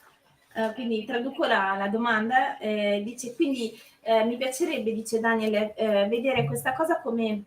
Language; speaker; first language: Italian; native; Italian